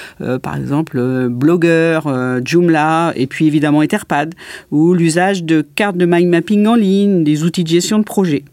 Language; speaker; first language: French; native; French